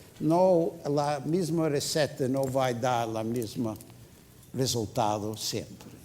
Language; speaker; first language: Spanish; non-native, fluent; English